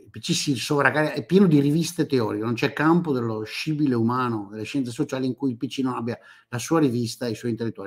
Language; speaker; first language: Italian; native; Italian